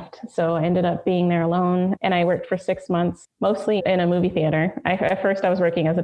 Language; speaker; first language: English; native; English